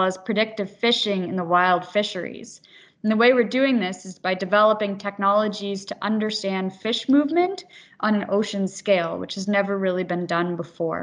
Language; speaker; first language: English; native; English